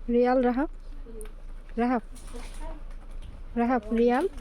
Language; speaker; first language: Arabic; non-native, learner; Bangla